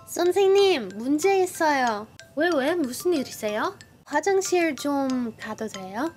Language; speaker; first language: Korean; non-native, fluent; English